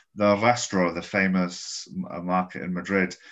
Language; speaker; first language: English; native; English